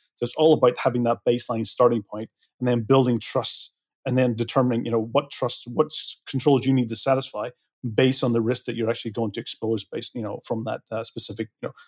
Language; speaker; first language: English; native; English